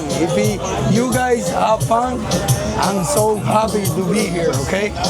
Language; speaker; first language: English; non-native, learner; Spanish